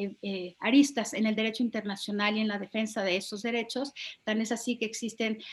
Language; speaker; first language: Spanish; native; Spanish